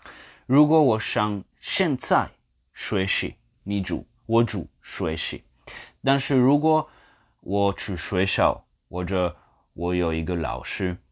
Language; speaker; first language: Chinese; non-native, fluent; English